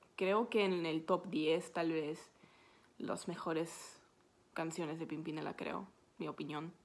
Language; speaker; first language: Spanish; non-native, fluent; English